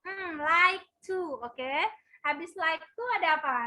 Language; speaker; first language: English; non-native, learner; Indonesian